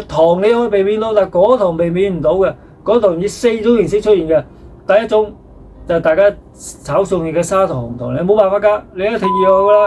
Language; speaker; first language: Cantonese; native; Cantonese